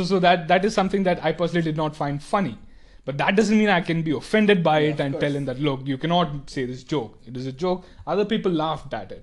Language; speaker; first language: English; non-native, local second language; Tamil